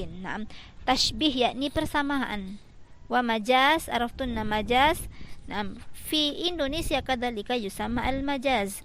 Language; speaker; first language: Arabic; non-native, fluent; Indonesian